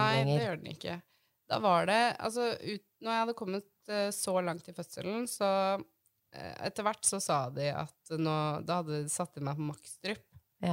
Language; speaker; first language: Norwegian; native; Norwegian